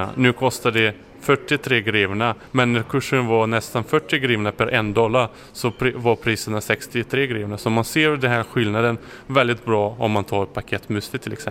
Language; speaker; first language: Swedish; non-native, fluent; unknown